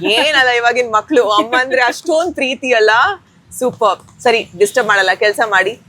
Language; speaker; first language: Kannada; native; Kannada